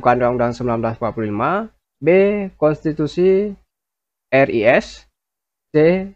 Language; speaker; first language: Indonesian; native; Indonesian